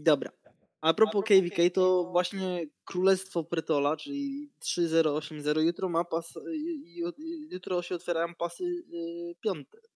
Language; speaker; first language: Polish; native; Polish